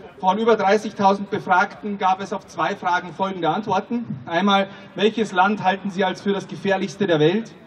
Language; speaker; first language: German; non-native, fluent; Czech